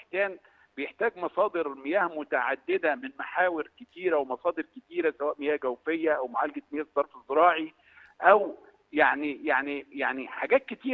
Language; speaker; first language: Arabic; native; Arabic